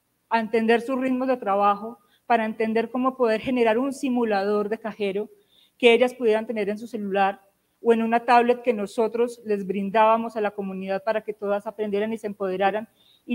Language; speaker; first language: Spanish; native; Spanish